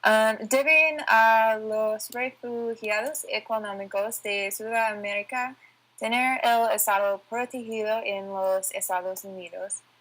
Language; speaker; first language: Spanish; non-native, learner; English